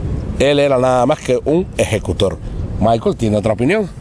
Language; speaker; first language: Spanish; native; Spanish